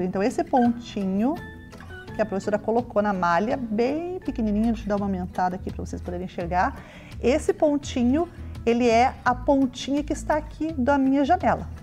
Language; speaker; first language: Portuguese; native; Portuguese